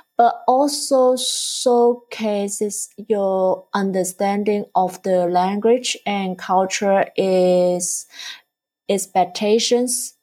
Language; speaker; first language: English; non-native, fluent; Chinese